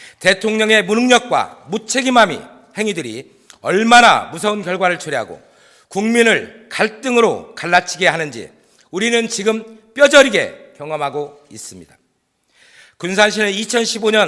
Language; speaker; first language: Korean; native; Korean